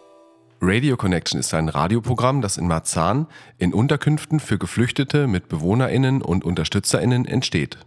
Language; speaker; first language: German; native; German